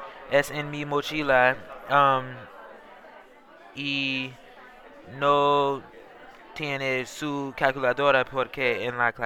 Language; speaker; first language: Spanish; non-native, learner; English